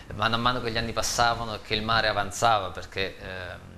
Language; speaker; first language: Italian; native; Italian